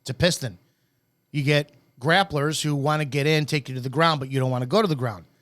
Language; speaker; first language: English; native; English